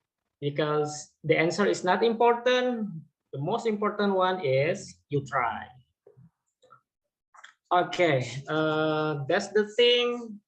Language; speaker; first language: English; non-native, fluent; Indonesian